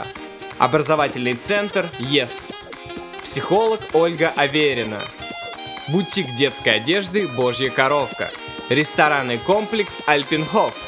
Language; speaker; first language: Russian; native; Russian